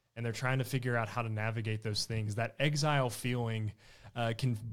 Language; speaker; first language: English; native; English